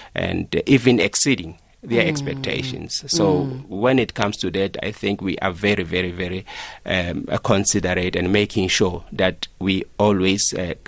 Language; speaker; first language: English; non-native, local second language; Northern Sotho